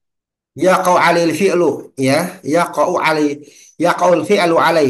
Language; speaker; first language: Arabic; non-native, fluent; Indonesian